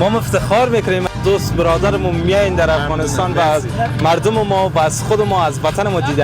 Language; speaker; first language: Persian; native; Persian